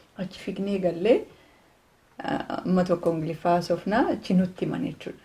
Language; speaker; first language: Oromo; native; Oromo